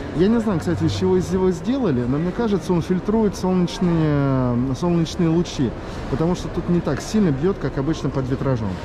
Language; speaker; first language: Russian; early bilingual, heritage; Russian